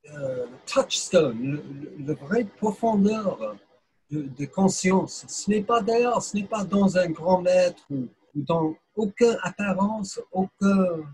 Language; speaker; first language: French; non-native, fluent; English